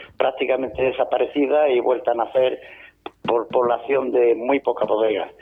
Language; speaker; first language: Spanish; native; Spanish